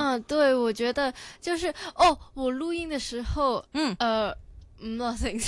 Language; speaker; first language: Chinese; non-native, learner; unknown